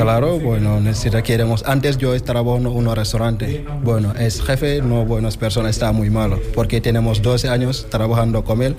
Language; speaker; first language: Spanish; non-native, learner; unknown